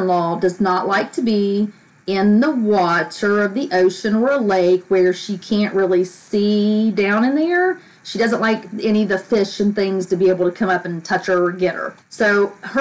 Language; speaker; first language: English; native; English